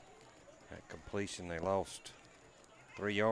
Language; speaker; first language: English; native; English